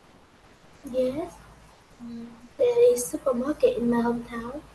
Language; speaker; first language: English; non-native, learner; Vietnamese